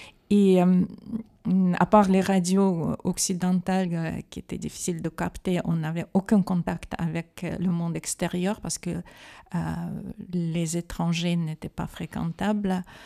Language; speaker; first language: French; non-native, fluent; Russian